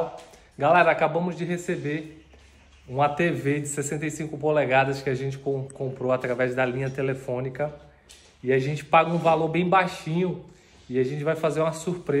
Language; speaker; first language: Portuguese; native; Portuguese